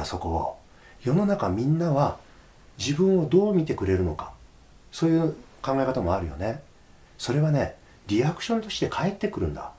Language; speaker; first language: Japanese; native; Japanese